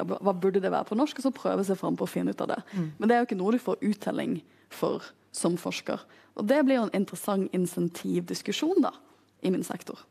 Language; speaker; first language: Norwegian; native; Norwegian